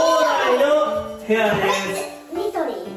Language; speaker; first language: Japanese; native; Japanese